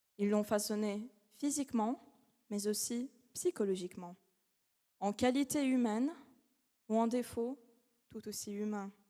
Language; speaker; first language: French; non-native, fluent; Russian